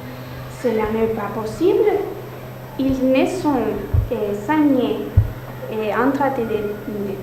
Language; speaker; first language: French; non-native, learner; Spanish